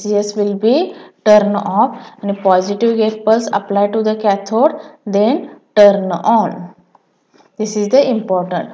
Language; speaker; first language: English; non-native, local second language; Marathi